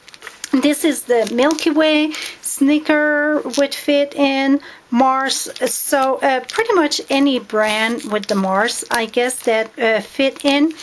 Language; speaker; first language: English; non-native, fluent; French